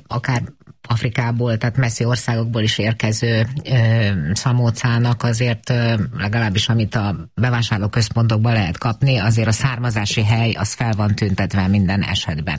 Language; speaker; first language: Hungarian; native; Hungarian